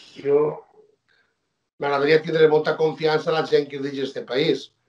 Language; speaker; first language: Spanish; non-native, local second language; Catalan